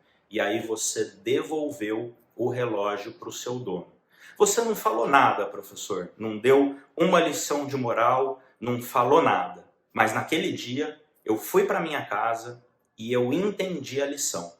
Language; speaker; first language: Portuguese; native; Portuguese